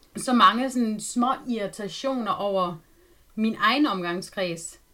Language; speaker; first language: Danish; native; Danish